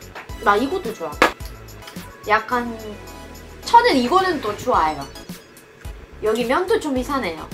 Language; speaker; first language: Korean; non-native, fluent; Russian